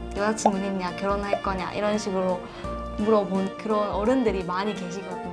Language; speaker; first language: Korean; native; Korean